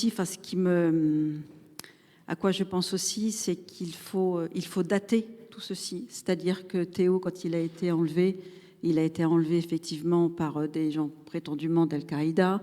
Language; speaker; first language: French; native; French